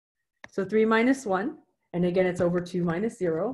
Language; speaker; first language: English; native; English